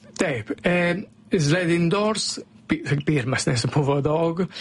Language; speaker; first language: Lithuanian; non-native, learner; Italian